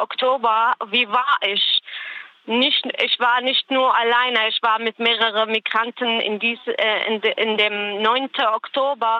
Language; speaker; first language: German; non-native, learner; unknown